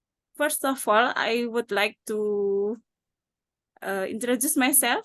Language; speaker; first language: English; non-native, learner; Indonesian